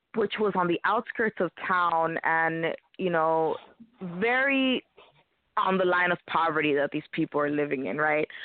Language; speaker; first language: English; early bilingual, other home language; Spanish